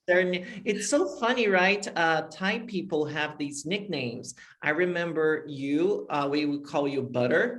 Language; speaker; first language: English; non-native, fluent; Portuguese